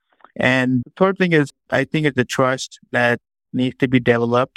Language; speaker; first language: English; non-native, local second language; Urdu